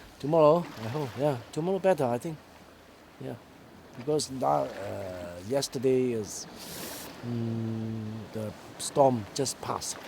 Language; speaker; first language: English; non-native, local second language; Cantonese